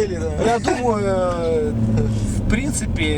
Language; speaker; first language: Russian; native; Russian